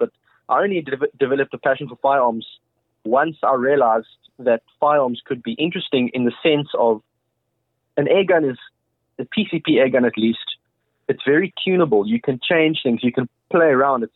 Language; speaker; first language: English; native; English